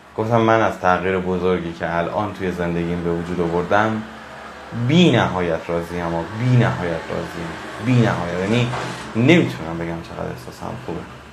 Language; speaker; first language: Persian; native; Persian